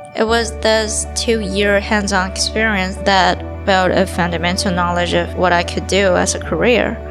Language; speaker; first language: English; non-native, fluent; Chinese